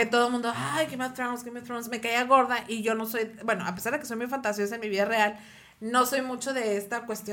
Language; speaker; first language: Spanish; native; Spanish